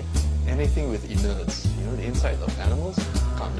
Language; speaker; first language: English; native; English